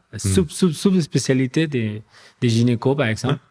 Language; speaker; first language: French; non-native, fluent; Spanish